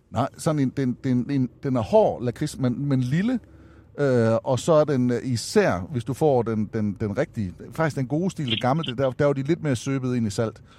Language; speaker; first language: Danish; native; Danish